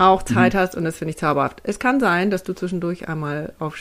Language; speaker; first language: German; native; German